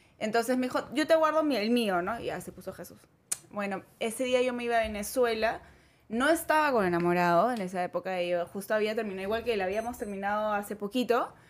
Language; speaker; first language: Spanish; native; Spanish